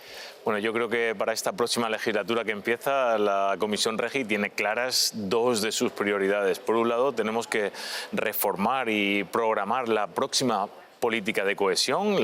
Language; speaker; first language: Spanish; native; Spanish